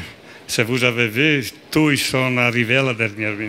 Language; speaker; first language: French; non-native, fluent; Italian